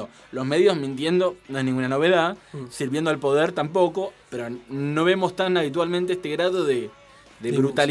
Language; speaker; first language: Spanish; native; Spanish